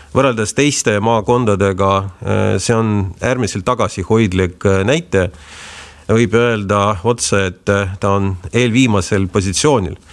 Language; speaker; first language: Estonian; non-native, local second language; Russian